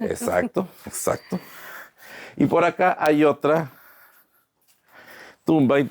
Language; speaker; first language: Spanish; native; Spanish